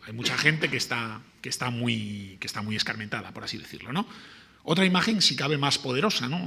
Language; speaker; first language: Spanish; native; Spanish